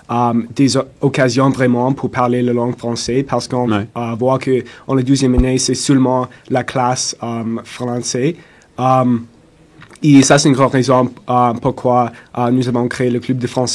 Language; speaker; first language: French; non-native, local second language; English